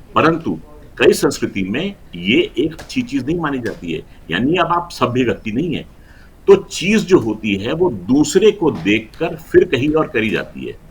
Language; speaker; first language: Hindi; non-native, local second language; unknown